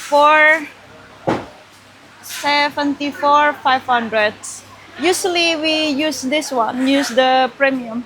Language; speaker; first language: English; non-native, learner; Indonesian